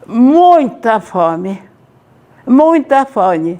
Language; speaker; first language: Portuguese; early bilingual, other home language; Ukrainian